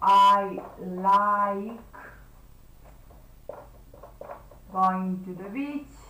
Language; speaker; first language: English; non-native, fluent; Catalan